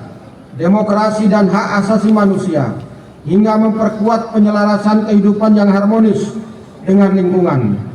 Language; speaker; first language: Indonesian; native; Indonesian